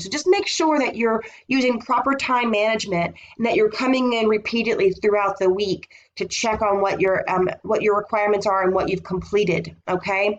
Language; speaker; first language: English; native; English